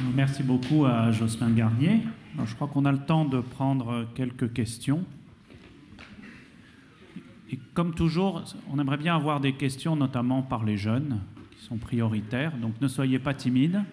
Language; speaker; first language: French; native; French